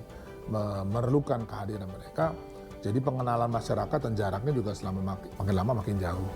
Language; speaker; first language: Indonesian; native; Indonesian